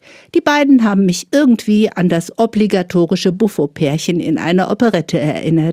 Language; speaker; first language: German; native; German